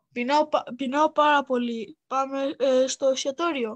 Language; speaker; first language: Greek; non-native, learner; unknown